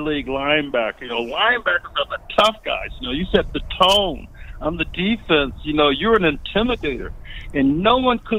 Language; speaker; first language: English; native; English